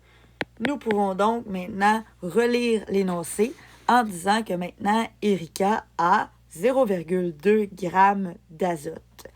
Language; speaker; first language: French; native; French